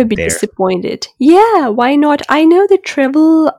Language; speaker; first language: English; non-native, local second language; Urdu